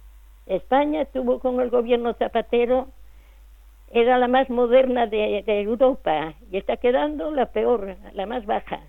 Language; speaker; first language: Spanish; native; Spanish